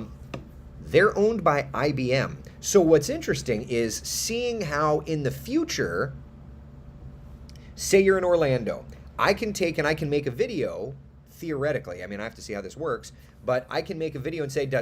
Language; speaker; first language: English; native; English